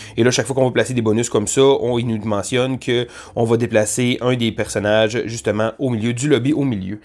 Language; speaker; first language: French; native; French